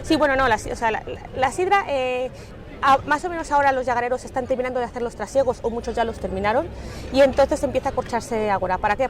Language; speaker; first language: Spanish; native; Spanish